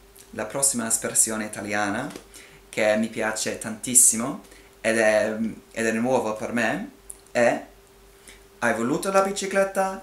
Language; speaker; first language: Italian; non-native, fluent; English